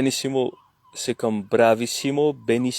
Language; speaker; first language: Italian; non-native, learner; French